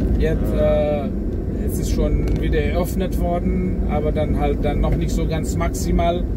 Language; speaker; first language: German; non-native, fluent; Indonesian